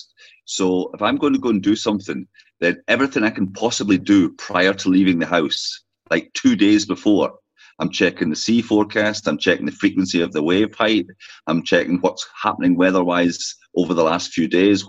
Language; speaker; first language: English; native; English